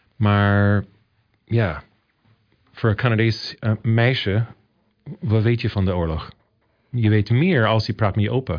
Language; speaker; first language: Dutch; early bilingual, heritage; Dutch